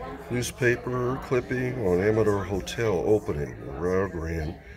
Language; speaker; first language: English; native; English